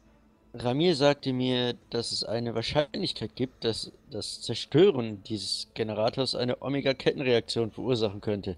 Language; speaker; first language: German; native; German